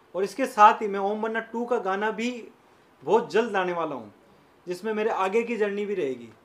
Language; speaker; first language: Hindi; native; Hindi